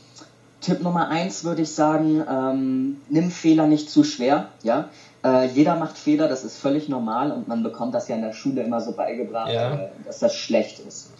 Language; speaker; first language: German; native; German